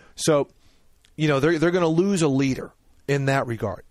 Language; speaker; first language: English; native; English